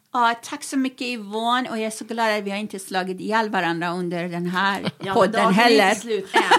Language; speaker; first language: English; non-native, fluent; Swedish